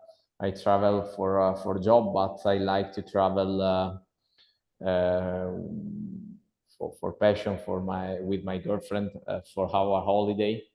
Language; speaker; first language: English; non-native, learner; Italian